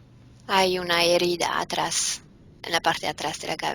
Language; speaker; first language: Spanish; non-native, fluent; French